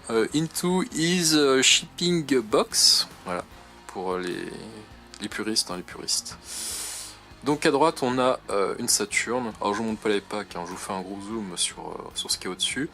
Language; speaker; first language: French; native; French